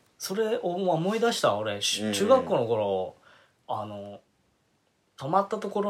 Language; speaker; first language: Japanese; native; Japanese